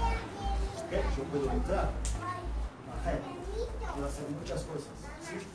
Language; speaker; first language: Spanish; non-native, learner; French